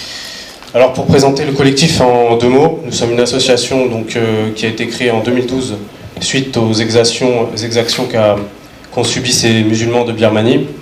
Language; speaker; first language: French; native; French